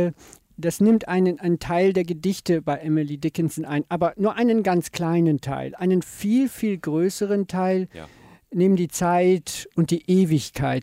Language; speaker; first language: German; native; German